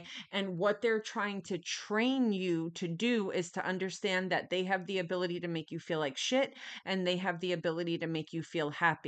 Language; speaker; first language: English; native; English